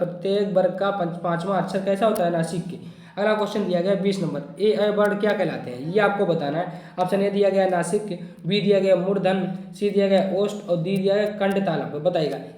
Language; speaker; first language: Hindi; native; Hindi